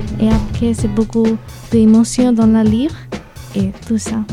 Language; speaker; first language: French; non-native, learner; Bangla